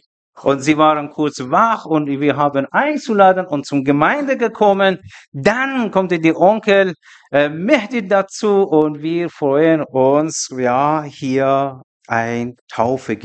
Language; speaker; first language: German; non-native, learner; Persian